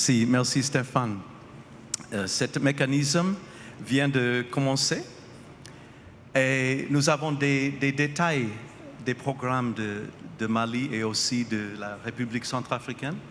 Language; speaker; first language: French; non-native, fluent; English